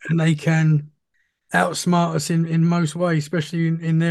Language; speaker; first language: English; native; English